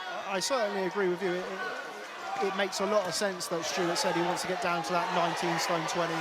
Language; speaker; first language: English; native; English